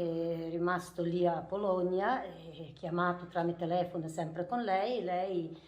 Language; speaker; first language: Italian; non-native, fluent; Ukrainian